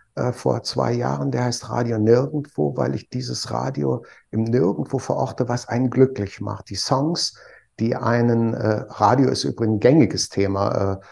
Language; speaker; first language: German; native; German